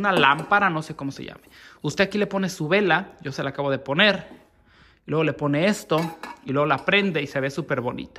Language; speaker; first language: Spanish; native; Spanish